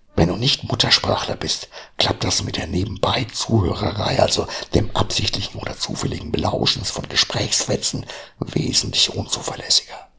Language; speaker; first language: German; native; German